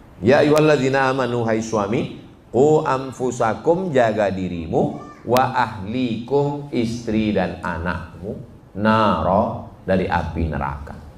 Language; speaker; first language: Indonesian; native; Indonesian